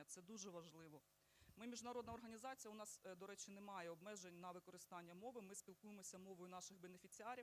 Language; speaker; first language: Ukrainian; native; Ukrainian